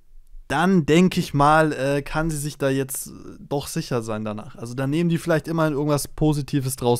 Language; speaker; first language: German; native; German